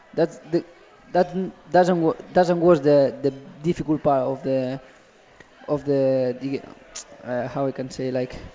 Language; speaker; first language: English; non-native, learner; Catalan